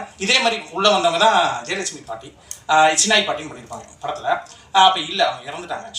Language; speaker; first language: Tamil; native; Tamil